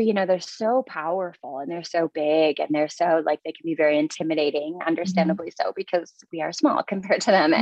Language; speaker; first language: English; native; English